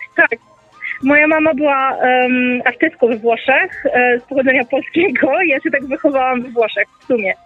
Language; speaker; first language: Polish; early bilingual, heritage; Polish